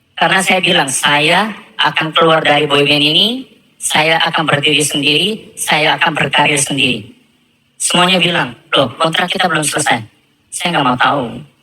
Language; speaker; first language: Indonesian; non-native, fluent; Korean